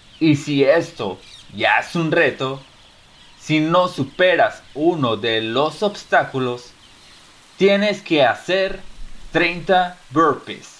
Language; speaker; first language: Spanish; early bilingual, heritage; Spanish